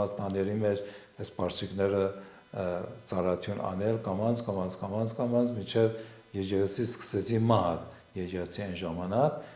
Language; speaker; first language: Armenian; non-native, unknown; Assyrian Neo-Aramaic